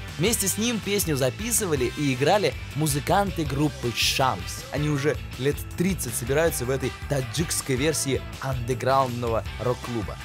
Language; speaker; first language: Russian; native; Russian